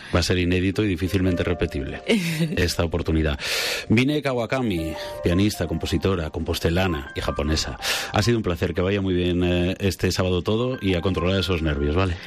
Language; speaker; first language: Spanish; native; Spanish